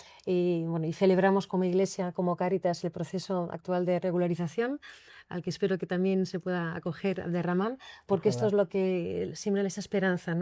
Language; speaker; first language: Spanish; native; Spanish